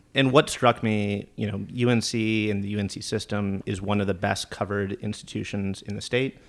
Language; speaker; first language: English; native; English